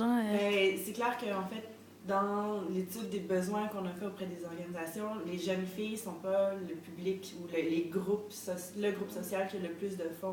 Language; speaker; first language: French; native; French